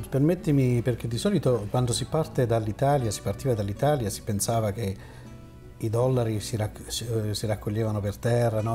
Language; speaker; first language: Italian; native; Italian